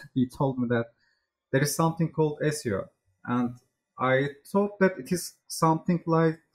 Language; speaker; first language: English; non-native, fluent; Turkish